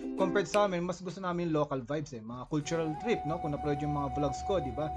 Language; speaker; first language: Filipino; native; Filipino